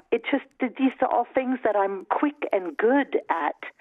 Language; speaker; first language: English; early bilingual, other home language; German